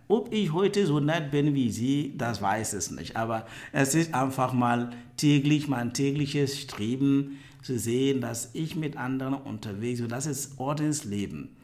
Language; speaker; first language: German; non-native, fluent; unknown